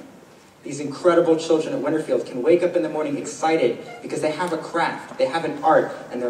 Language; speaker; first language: English; native; English